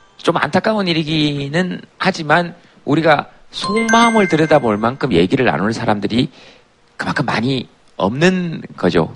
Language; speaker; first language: Korean; native; Korean